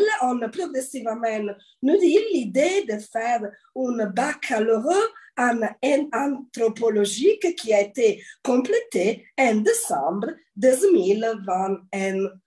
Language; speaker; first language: French; non-native, learner; Italian